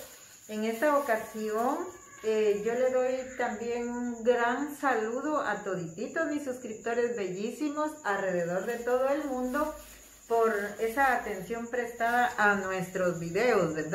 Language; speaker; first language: Spanish; native; Spanish